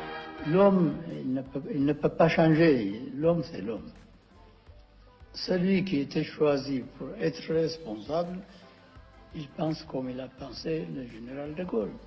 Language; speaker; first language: French; non-native, fluent; Amharic